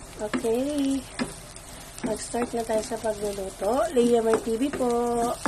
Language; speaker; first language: Filipino; non-native, local second language; Cebuano